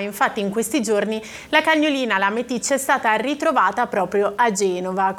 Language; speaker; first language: Italian; native; Italian